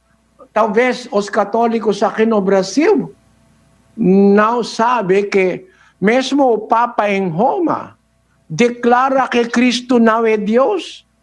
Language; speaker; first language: Portuguese; non-native, learner; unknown